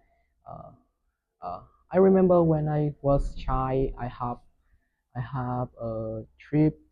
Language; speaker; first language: English; non-native, learner; Vietnamese